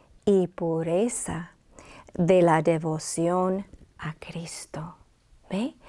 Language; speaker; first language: Spanish; non-native, fluent; English